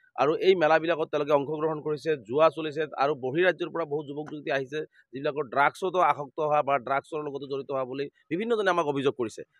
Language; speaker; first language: Assamese; non-native, local second language; Bangla